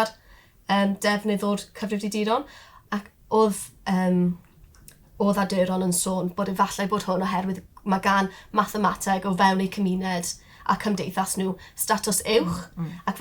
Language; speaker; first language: Welsh; non-native, local second language; English